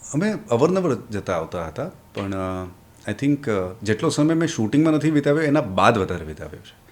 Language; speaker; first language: Gujarati; non-native, local second language; Marwari